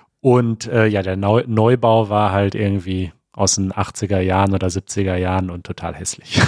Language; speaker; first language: German; native; German